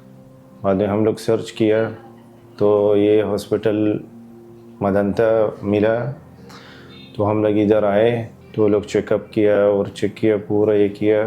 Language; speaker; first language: Hindi; non-native, learner; Arabic